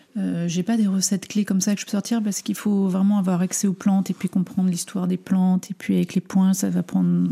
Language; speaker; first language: French; early bilingual, other home language; Armenian